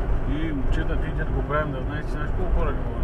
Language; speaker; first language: Bulgarian; native; Bulgarian